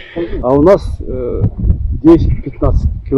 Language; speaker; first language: Russian; non-native, local second language; Kyrgyz